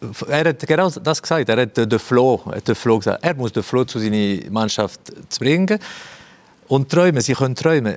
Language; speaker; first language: German; non-native, fluent; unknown